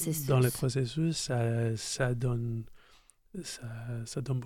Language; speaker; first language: French; non-native, learner; English